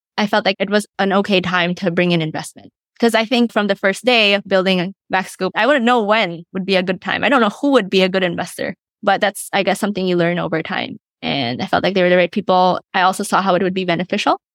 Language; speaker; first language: English; non-native, local second language; Filipino